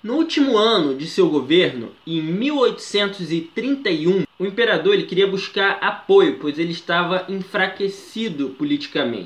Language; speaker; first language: Portuguese; native; Portuguese